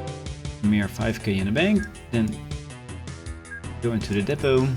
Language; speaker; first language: English; non-native, fluent; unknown